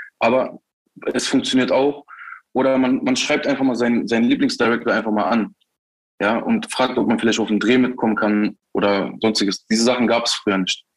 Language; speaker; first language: German; early bilingual, other home language; Turkish